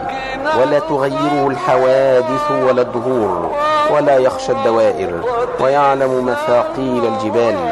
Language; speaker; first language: Arabic; native; Arabic